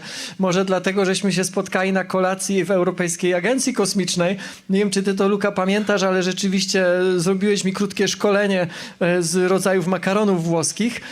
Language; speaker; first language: Polish; native; Polish